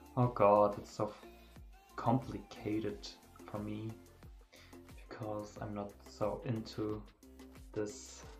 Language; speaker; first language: English; non-native, fluent; German